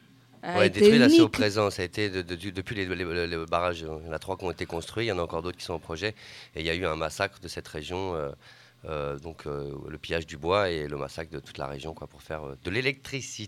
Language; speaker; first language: French; native; French